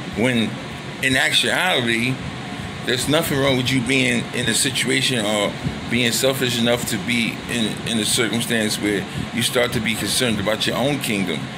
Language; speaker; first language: English; native; English